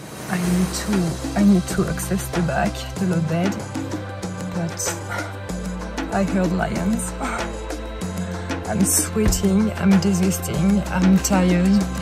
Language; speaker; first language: English; non-native, fluent; French